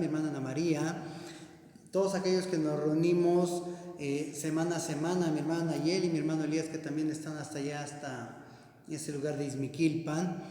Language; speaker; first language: Spanish; native; Spanish